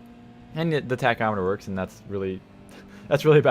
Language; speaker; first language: English; native; English